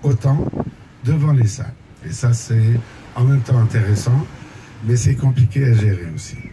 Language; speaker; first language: French; non-native, local second language; Arabic